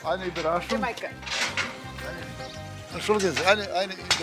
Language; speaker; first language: German; non-native, learner; Bosnian